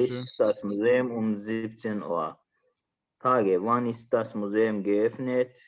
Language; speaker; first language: German; non-native, learner; Azerbaijani